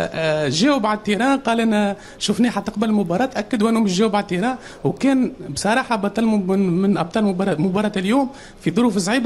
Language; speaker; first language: Arabic; native; Arabic